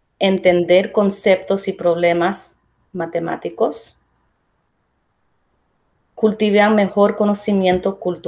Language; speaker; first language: Spanish; early bilingual, heritage; Spanish